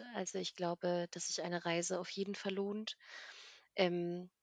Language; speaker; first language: German; native; German